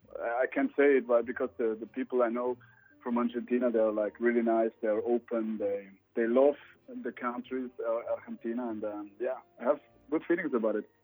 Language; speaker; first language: English; non-native, fluent; Swiss German